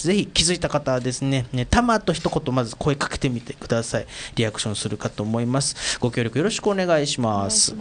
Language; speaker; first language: Japanese; native; Japanese